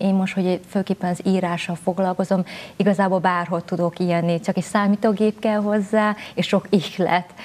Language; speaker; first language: Hungarian; early bilingual, other home language; Vietnamese